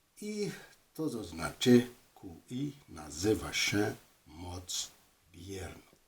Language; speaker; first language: Polish; non-native, learner; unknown